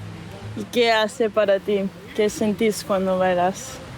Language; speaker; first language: Spanish; non-native, learner; English